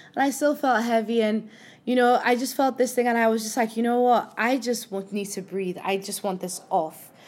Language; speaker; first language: English; non-native, local second language; Yoruba